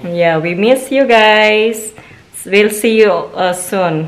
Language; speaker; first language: English; non-native, local second language; Filipino